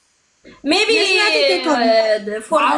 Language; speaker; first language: English; non-native, learner; Amharic